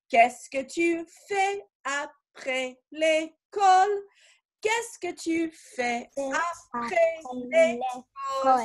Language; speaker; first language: French; non-native, fluent; English